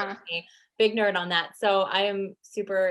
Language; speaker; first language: English; native; English